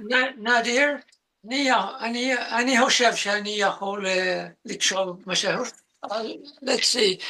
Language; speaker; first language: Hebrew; non-native, learner; English